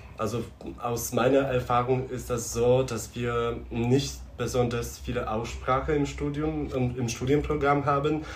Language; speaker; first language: German; non-native, fluent; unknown